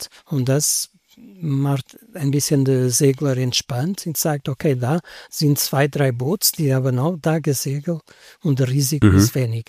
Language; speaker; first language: German; non-native, learner; Portuguese